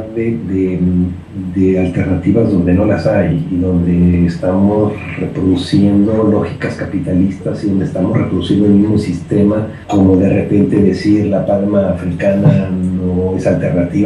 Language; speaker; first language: Spanish; native; Spanish